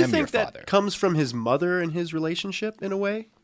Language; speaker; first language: English; native; English